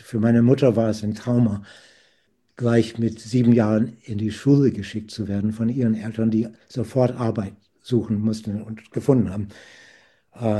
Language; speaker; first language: German; non-native, fluent; English